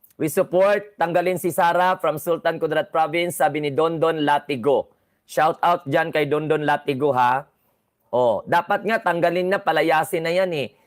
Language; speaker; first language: Filipino; non-native, local second language; Cebuano